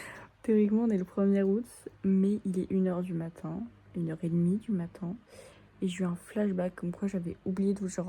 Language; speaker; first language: French; native; French